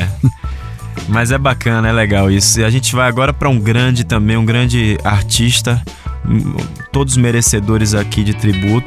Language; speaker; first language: Portuguese; native; Portuguese